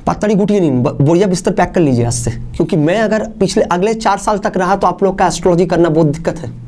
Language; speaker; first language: Hindi; non-native, local second language; Bangla